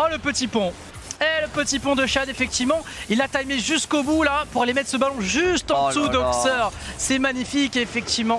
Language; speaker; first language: French; native; French